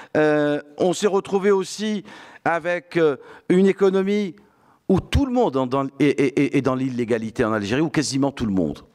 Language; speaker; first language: French; non-native, local second language; Arabic